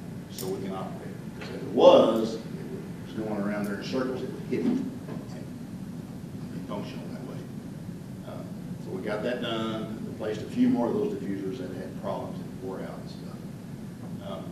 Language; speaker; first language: English; native; English